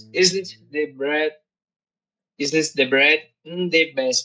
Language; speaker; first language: English; non-native, learner; Portuguese